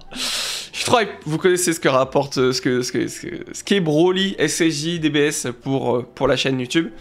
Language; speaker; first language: French; native; French